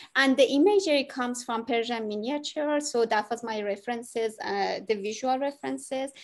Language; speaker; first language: English; non-native, learner; Persian